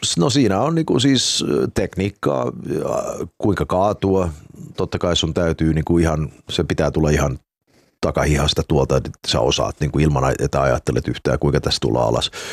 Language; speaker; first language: Finnish; early bilingual, heritage; Finnish